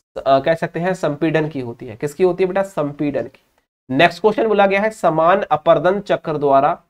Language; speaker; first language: Hindi; native; Hindi